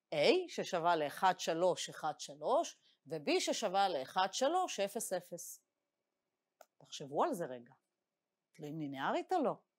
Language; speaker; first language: Hebrew; native; Hebrew